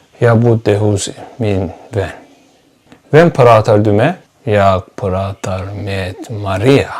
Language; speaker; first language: Swedish; non-native, fluent; Turkish